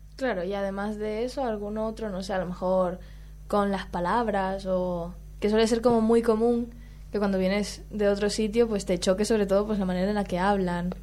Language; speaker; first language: Spanish; native; Spanish